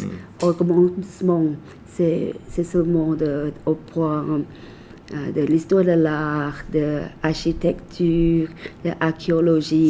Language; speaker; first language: French; non-native, fluent; Thai